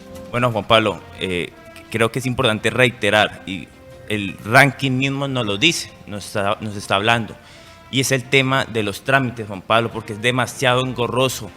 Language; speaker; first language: Spanish; native; Spanish